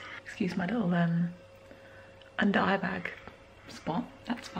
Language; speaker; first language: English; native; English